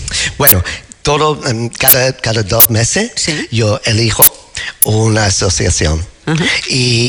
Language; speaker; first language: Spanish; non-native, learner; English